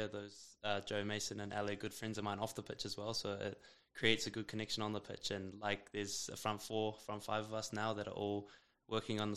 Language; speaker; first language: English; native; English